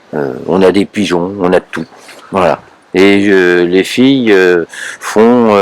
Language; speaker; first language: French; native; French